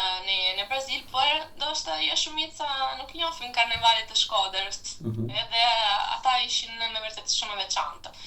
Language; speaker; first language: Albanian; non-native, fluent; Italian